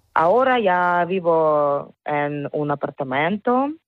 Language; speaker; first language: Spanish; non-native, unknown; Ukrainian